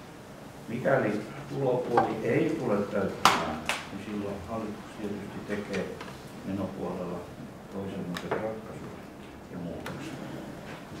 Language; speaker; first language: Finnish; native; Finnish